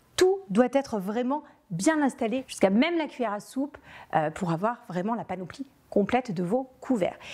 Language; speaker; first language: French; native; French